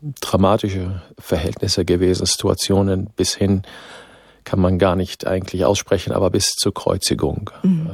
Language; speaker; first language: German; non-native, fluent; Arabic